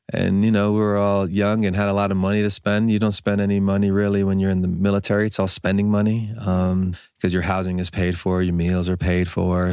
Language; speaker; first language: English; early bilingual, other home language; Spanish